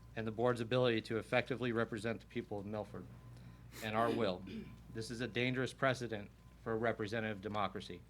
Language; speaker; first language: English; native; English